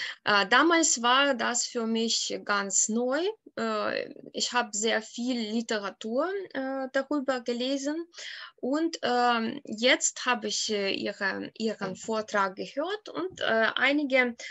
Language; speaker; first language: German; non-native, fluent; Ukrainian